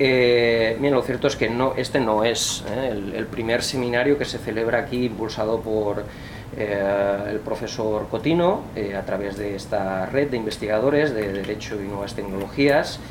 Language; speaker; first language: Spanish; native; Spanish